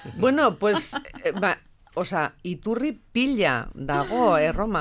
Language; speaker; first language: Basque; non-native, local second language; Spanish